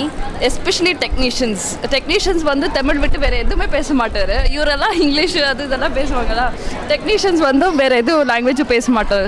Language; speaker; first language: Tamil; non-native, fluent; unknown